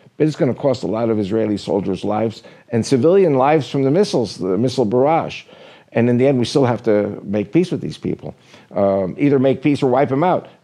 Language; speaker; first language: English; native; English